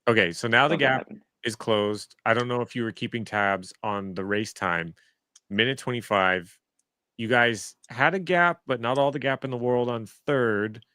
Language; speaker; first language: English; native; English